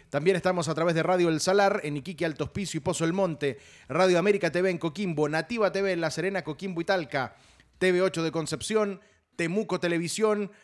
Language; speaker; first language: Spanish; native; Spanish